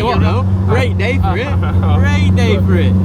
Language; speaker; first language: English; native; English